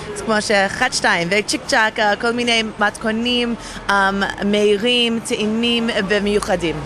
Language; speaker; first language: Hebrew; non-native, learner; English